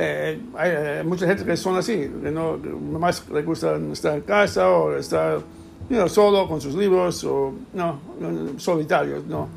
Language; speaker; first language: Spanish; early bilingual, heritage; English